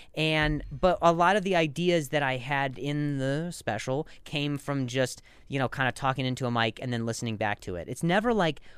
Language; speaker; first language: English; native; English